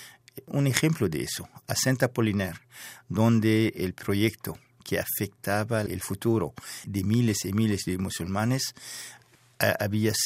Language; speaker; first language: Spanish; non-native, fluent; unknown